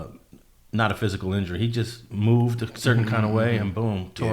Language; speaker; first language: English; native; English